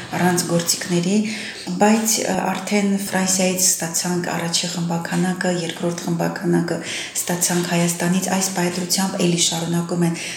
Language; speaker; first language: Armenian; native; Armenian